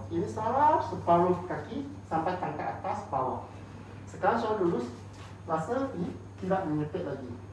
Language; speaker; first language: Malay; non-native, local second language; Chinese